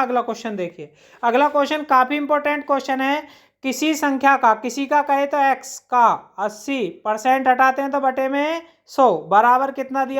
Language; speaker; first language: Hindi; native; Hindi